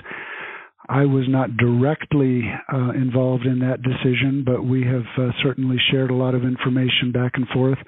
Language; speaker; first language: English; native; English